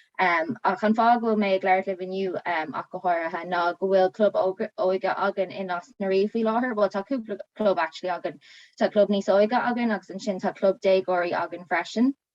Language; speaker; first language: Irish; non-native, local second language; English